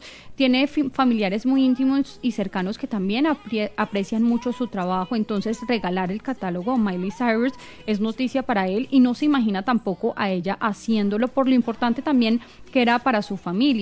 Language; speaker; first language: Spanish; native; Spanish